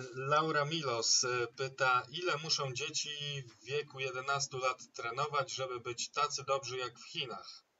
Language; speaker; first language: Polish; native; Polish